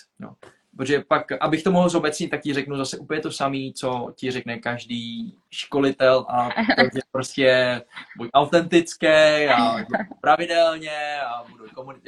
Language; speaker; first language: Czech; early bilingual, other home language; Vietnamese